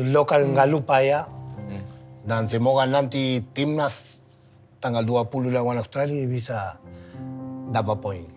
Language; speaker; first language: Indonesian; non-native, fluent; Spanish